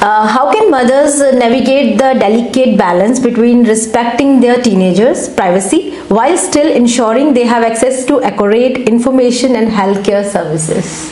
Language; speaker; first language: English; non-native, local second language; Hindi